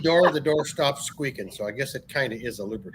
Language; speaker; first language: English; native; English